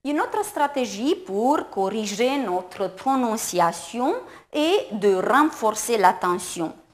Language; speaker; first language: French; non-native, fluent; Romanian